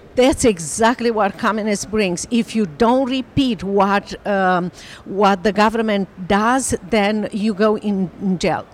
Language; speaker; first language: English; non-native, fluent; Romanian